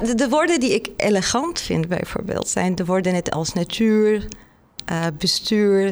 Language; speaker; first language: Dutch; non-native, fluent; Arabic